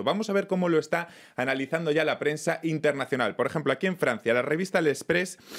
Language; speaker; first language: Spanish; native; Spanish